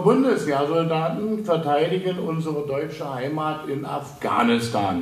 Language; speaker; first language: German; native; German